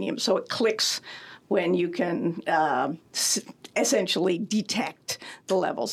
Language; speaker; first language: English; native; English